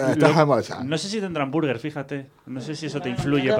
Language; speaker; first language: Spanish; native; Spanish